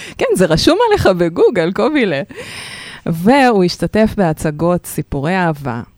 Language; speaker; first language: Hebrew; early bilingual, other home language; Russian